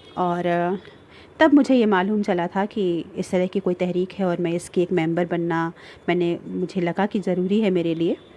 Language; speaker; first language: Hindi; native; Hindi